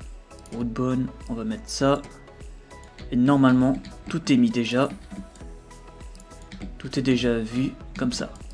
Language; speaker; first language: French; native; French